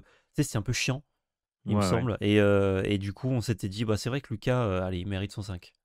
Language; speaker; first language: French; native; French